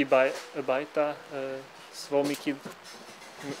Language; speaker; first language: Icelandic; non-native, learner; Swiss German